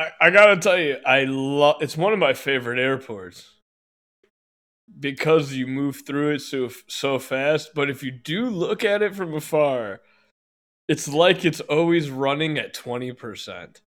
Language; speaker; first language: English; native; English